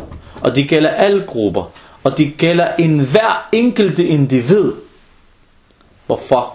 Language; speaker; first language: Danish; early bilingual, other home language; Arabic